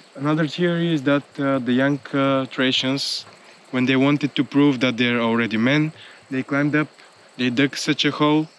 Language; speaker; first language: English; non-native, fluent; Bulgarian